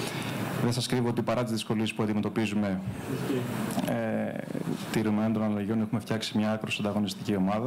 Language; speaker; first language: Greek; native; Greek